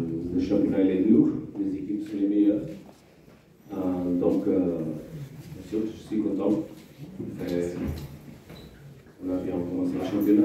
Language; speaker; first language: French; non-native, fluent; Portuguese